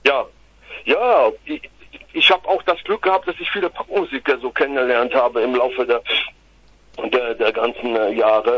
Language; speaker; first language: German; native; German